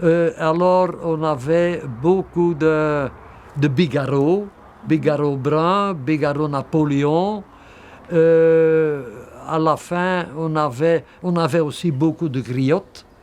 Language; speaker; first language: French; non-native, local second language; Dutch